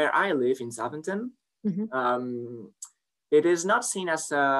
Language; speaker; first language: English; non-native, fluent; French